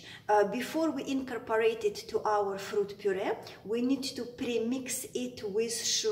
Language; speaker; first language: English; non-native, fluent; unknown